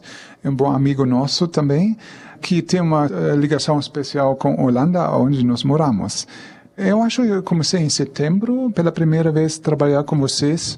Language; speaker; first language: Portuguese; non-native, fluent; German